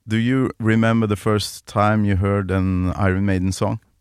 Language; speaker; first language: English; non-native, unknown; Norwegian